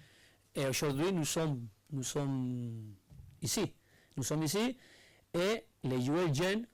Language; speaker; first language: French; non-native, learner; Spanish